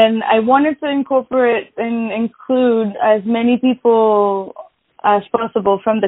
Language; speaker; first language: English; non-native, fluent; French